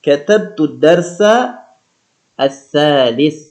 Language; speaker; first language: Arabic; non-native, fluent; Indonesian